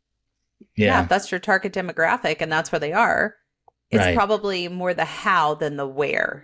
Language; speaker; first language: English; native; English